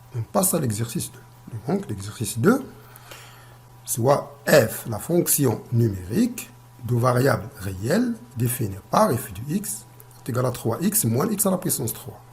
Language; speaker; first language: French; non-native, local second language; Arabic